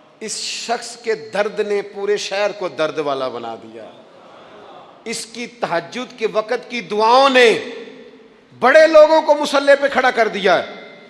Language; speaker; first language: Urdu; non-native, local second language; Punjabi